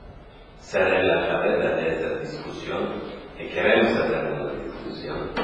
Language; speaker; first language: Spanish; non-native, learner; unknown